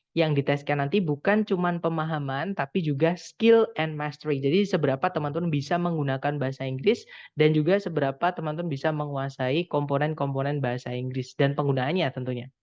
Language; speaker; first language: Indonesian; non-native, local second language; Javanese